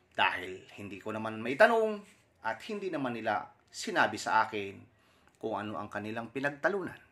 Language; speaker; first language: Filipino; non-native, local second language; Surigaonon